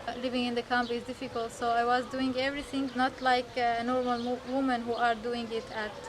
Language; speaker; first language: English; non-native, fluent; Arabic